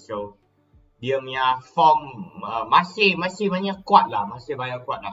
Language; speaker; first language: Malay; non-native, local second language; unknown